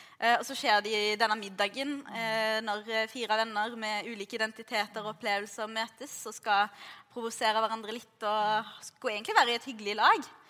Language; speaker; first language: Norwegian; early bilingual, other home language; Arabic